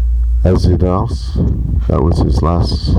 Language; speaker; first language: English; native; English